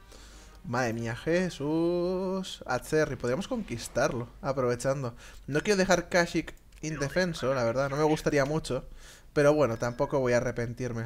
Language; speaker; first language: Spanish; native; Spanish